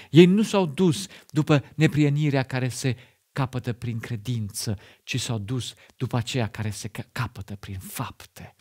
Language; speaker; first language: Romanian; non-native, fluent; German